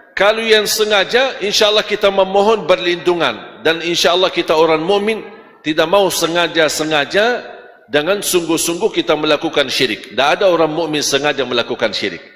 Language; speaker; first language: Malay; non-native, fluent; Arabic